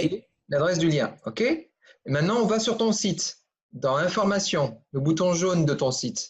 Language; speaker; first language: French; native; French